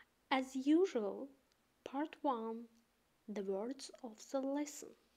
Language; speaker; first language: English; non-native, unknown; Azerbaijani